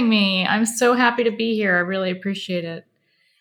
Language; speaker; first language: English; native; English